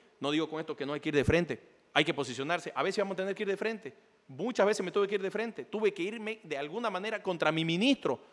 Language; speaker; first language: Spanish; native; Spanish